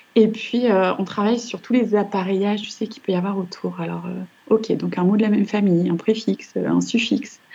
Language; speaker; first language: French; native; French